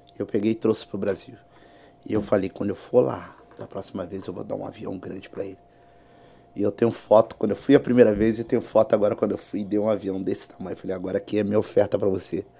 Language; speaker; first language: Portuguese; native; Portuguese